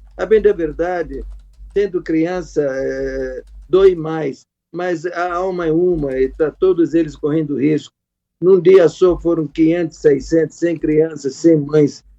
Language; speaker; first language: Portuguese; non-native, fluent; Arabic